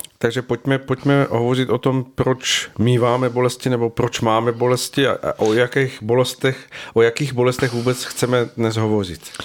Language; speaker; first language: Czech; native; Czech